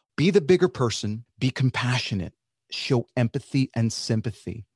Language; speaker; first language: English; early bilingual, other home language; Spanish